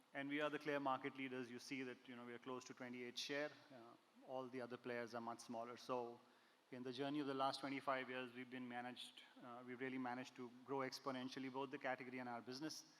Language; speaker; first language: English; non-native, local second language; Hindi